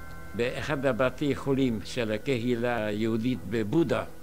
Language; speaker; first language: Hebrew; non-native, fluent; Hungarian